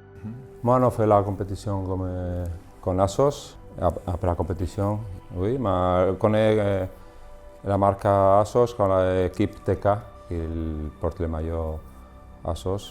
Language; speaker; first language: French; non-native, learner; Spanish